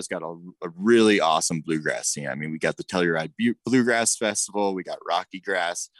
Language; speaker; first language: English; native; English